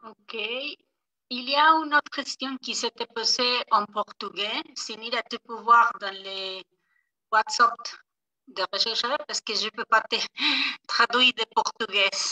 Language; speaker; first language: French; non-native, fluent; Spanish